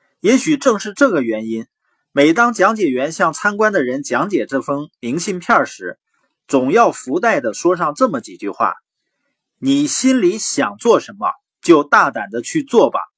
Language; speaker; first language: Chinese; native; Chinese